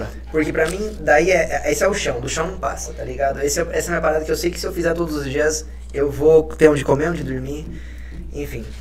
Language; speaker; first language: Portuguese; early bilingual, other home language; Spanish